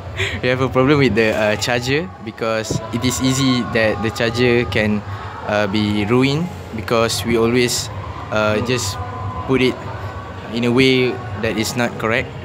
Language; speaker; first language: English; non-native, local second language; Malay